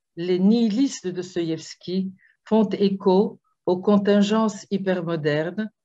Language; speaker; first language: French; non-native, fluent; Bulgarian